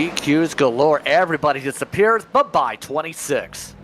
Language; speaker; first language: English; native; English